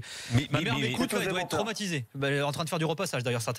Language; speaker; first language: French; native; French